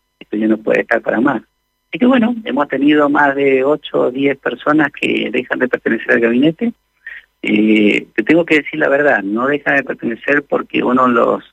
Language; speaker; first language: Spanish; native; Spanish